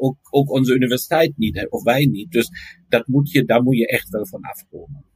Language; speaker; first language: Dutch; non-native, fluent; German